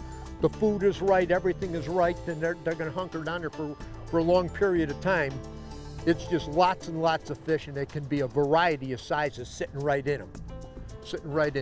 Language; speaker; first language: English; native; English